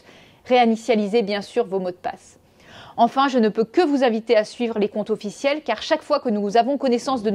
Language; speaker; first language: French; native; French